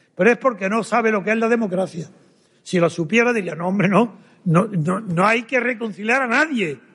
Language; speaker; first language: Spanish; native; Spanish